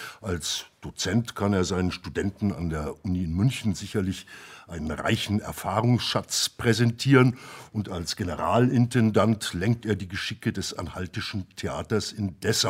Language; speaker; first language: German; native; German